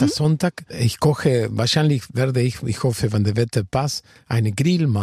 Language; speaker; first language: German; non-native, fluent; Spanish